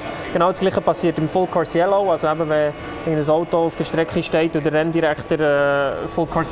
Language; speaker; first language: German; native; German